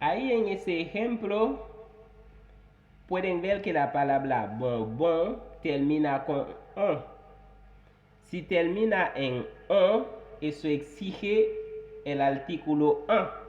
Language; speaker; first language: Spanish; non-native, fluent; Haitian Creole